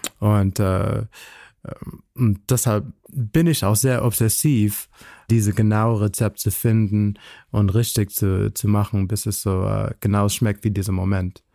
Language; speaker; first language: German; non-native, fluent; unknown